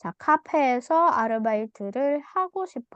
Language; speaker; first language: Korean; non-native, fluent; Indonesian